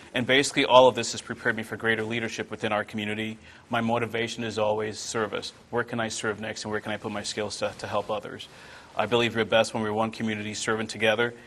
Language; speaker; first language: English; non-native, local second language; Yoruba